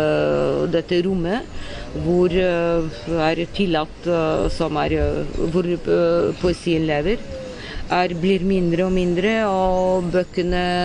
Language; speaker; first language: Norwegian; non-native, fluent; Bulgarian